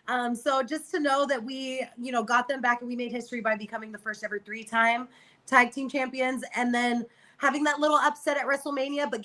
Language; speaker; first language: English; native; English